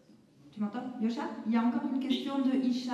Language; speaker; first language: French; native; French